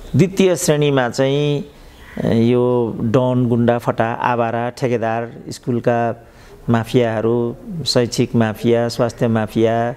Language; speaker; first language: Nepali; native; Nepali